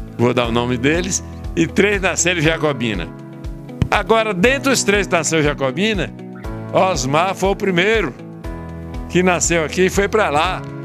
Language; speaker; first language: Portuguese; early bilingual, other home language; Italian